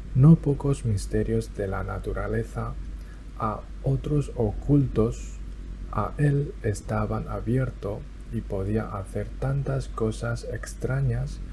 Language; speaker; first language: Spanish; non-native, fluent; Chinese